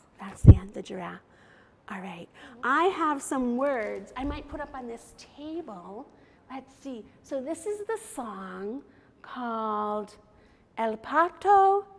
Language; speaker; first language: English; native; English